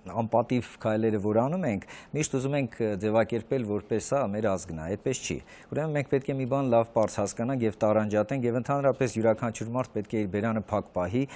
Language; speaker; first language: Armenian; native; Armenian